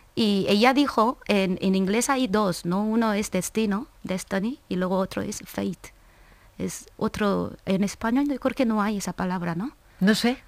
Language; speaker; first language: Spanish; non-native, fluent; Korean